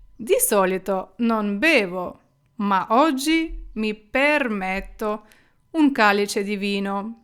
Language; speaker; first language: Italian; non-native, fluent; Ukrainian